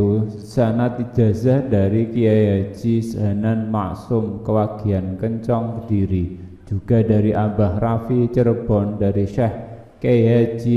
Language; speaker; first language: Indonesian; native; Indonesian